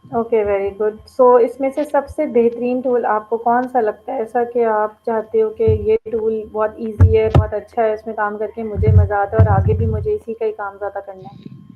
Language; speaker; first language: Urdu; native; Urdu